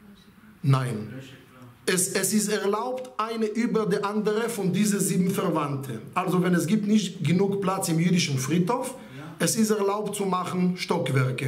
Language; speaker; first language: German; non-native, fluent; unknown